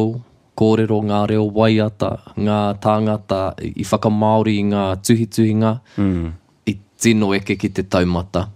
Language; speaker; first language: Māori; non-native, local second language; English